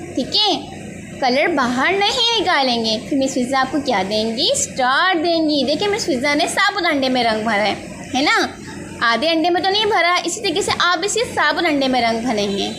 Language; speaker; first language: Urdu; native; Urdu